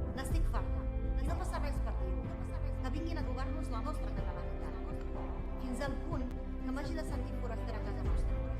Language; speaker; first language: Catalan; early bilingual, other home language; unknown